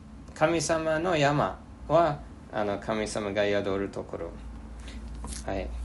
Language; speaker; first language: Japanese; non-native, fluent; English